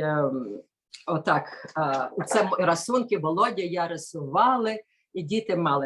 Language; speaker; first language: Ukrainian; early bilingual, heritage; Ukrainian